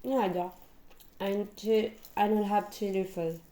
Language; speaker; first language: German; non-native, learner; Filipino